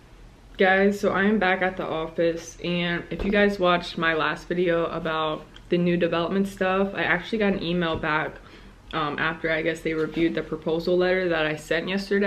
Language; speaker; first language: English; native; English